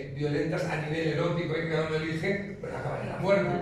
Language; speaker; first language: Spanish; native; Spanish